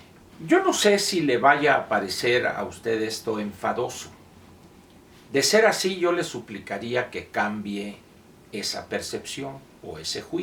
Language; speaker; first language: Spanish; native; Spanish